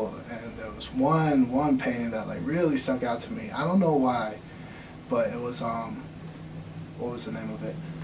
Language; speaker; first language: English; early bilingual, other home language; Spanish